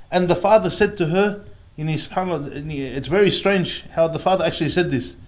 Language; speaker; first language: English; native; English